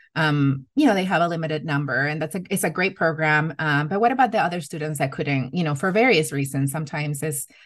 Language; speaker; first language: English; non-native, fluent; Spanish